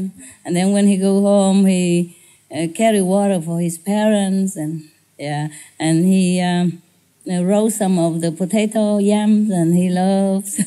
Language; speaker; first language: English; non-native, fluent; Vietnamese